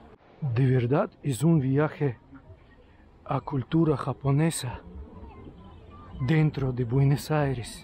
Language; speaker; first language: Spanish; non-native, learner; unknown